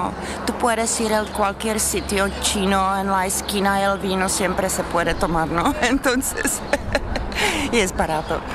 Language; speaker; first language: Spanish; non-native, fluent; Czech